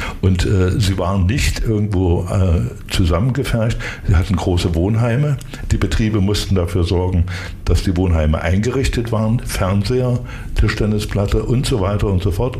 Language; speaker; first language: German; native; German